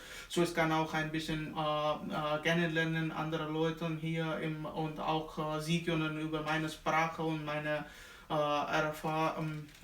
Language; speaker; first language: German; non-native, learner; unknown